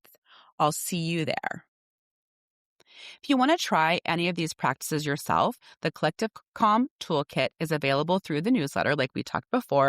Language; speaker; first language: English; native; English